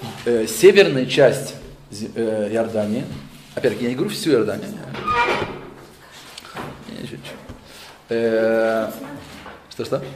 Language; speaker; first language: Russian; native; Russian